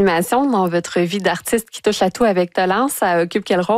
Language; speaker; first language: French; native; French